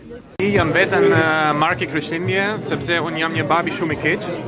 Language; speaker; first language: Albanian; non-native, learner; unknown